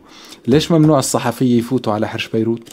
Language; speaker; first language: Arabic; native; Arabic